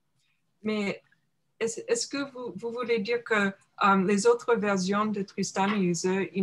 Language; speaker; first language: French; non-native, fluent; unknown